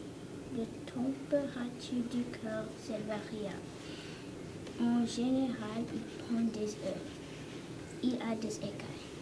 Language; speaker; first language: French; non-native, learner; English